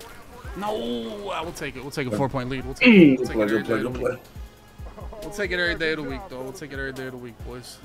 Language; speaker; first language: English; native; English